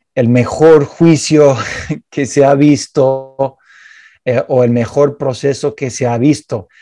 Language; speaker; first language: Spanish; non-native, fluent; English